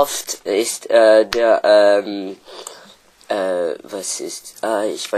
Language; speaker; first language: German; non-native, learner; French